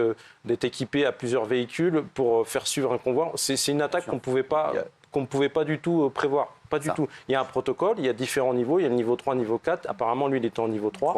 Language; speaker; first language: French; native; French